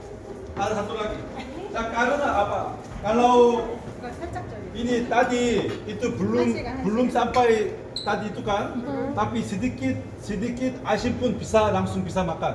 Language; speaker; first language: Indonesian; non-native, learner; Korean